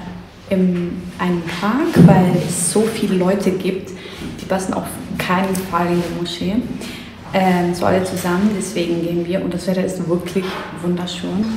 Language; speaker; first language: German; early bilingual, other home language; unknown